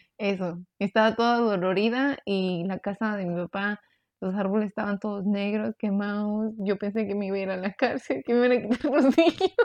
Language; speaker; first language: Spanish; early bilingual, heritage; Spanish